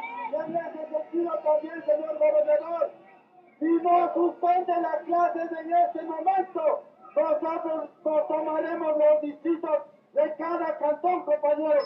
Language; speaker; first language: Spanish; native; Spanish